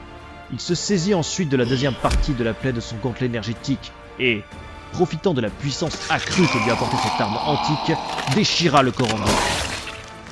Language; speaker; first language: French; native; French